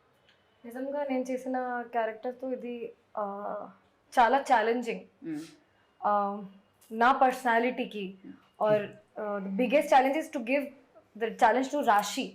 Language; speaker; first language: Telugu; non-native, local second language; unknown